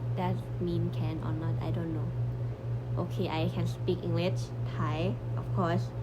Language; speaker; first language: English; non-native, learner; Thai